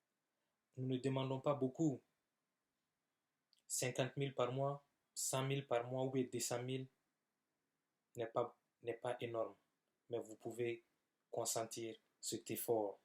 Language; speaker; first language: French; non-native, local second language; Bambara